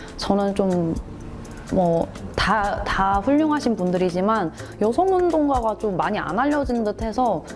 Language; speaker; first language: Korean; native; Korean